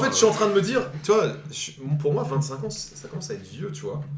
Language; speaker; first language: French; native; French